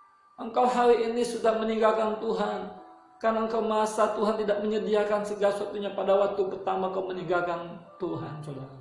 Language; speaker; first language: Indonesian; native; Indonesian